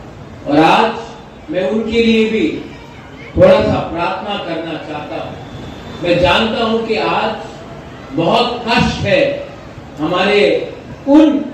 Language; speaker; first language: Hindi; non-native, local second language; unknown